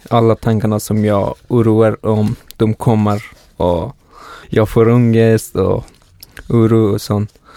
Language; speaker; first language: Swedish; non-native, fluent; Persian